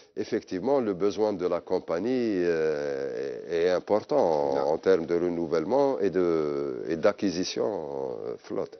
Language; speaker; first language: French; non-native, local second language; Arabic